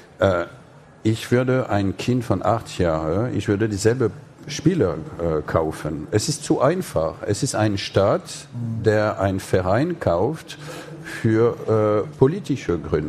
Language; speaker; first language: German; non-native, fluent; French